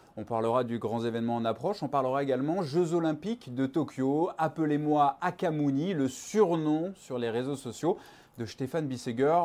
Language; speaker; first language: French; native; French